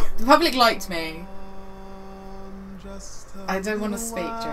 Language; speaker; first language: English; native; English